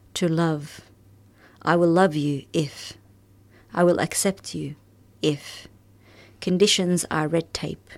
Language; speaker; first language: English; early bilingual, other home language; Arabic